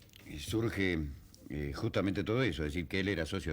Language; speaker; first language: Spanish; native; Spanish